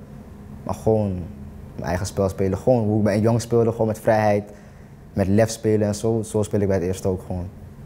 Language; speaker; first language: Dutch; native; Dutch